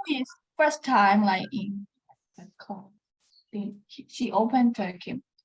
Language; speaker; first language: English; non-native, learner; Burmese